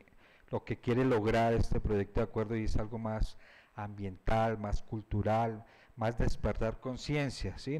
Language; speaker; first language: Spanish; native; Spanish